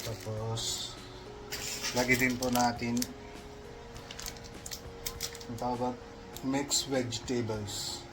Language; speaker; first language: Filipino; non-native, local second language; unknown